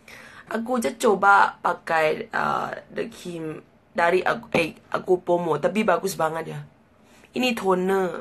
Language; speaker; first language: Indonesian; non-native, learner; Thai